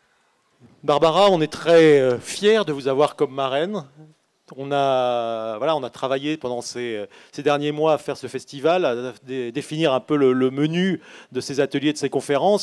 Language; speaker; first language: French; native; French